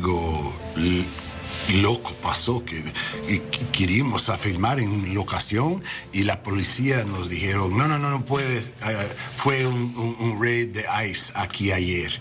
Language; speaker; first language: Spanish; non-native, learner; English